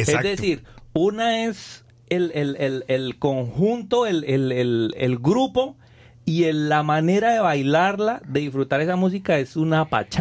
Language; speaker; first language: Spanish; native; Spanish